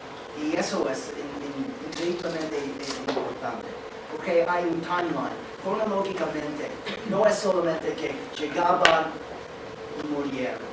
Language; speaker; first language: Spanish; non-native, fluent; English